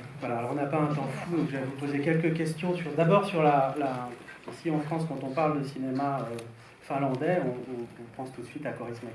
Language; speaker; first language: French; native; French